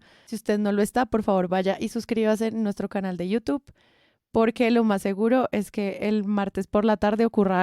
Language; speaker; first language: Spanish; native; Spanish